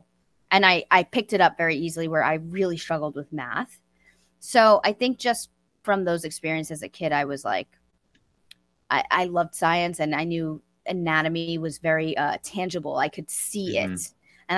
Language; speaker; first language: English; native; English